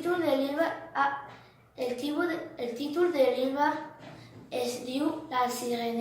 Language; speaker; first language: Catalan; non-native, learner; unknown